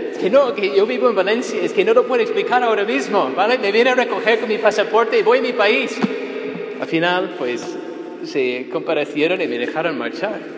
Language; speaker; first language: Spanish; non-native, fluent; English